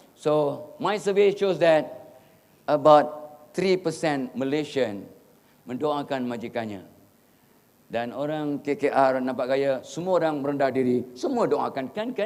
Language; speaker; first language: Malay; native; Malay